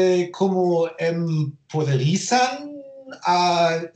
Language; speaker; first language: Spanish; non-native, fluent; German